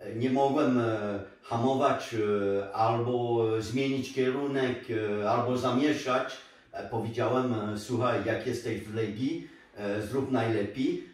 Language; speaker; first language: Polish; early bilingual, heritage; French